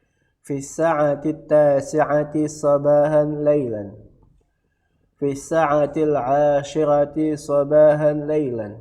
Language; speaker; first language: Arabic; non-native, fluent; Indonesian